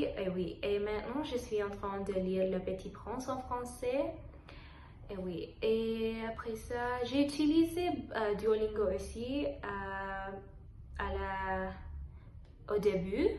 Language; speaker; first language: French; non-native, learner; Telugu